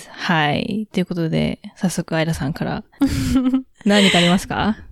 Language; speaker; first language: Japanese; native; Japanese